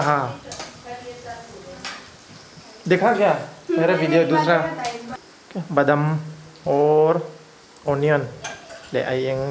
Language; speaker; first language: Hindi; non-native, local second language; Mizo